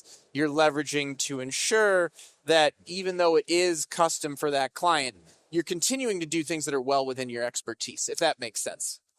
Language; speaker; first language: English; native; English